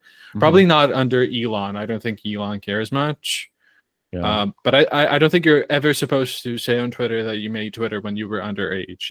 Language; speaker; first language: English; non-native, fluent; Croatian